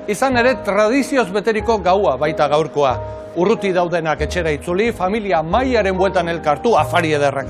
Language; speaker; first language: Basque; native; Basque